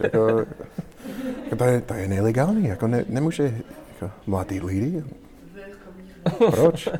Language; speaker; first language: Czech; non-native, learner; English